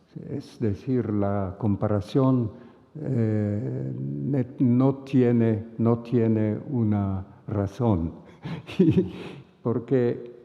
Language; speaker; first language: Spanish; non-native, fluent; Hebrew